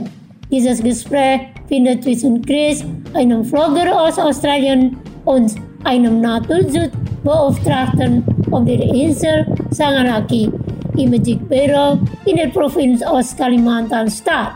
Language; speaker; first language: German; non-native, fluent; Indonesian